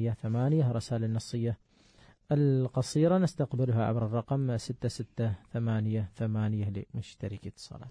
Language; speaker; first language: Arabic; native; Arabic